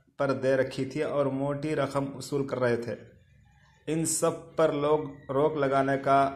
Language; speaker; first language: Urdu; native; Urdu